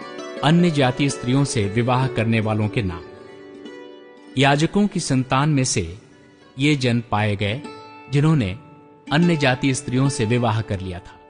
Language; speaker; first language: Hindi; native; Hindi